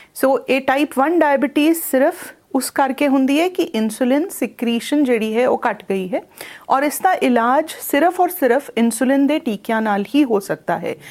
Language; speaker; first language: Punjabi; non-native, local second language; Hindi